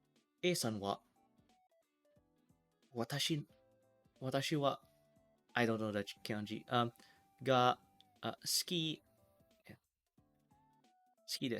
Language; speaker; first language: Japanese; non-native, learner; English